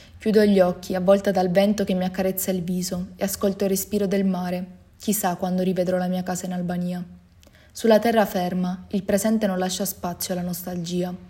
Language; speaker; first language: Italian; early bilingual, other home language; Albanian